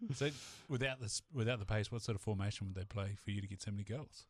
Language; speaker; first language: English; native; English